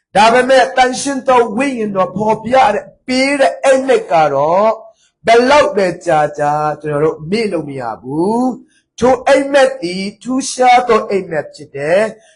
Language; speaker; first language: Burmese; non-native, local second language; Tedim Chin